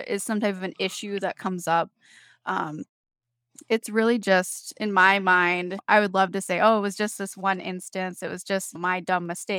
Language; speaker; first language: English; native; English